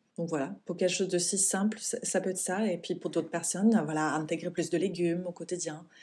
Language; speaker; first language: French; non-native, fluent; Swedish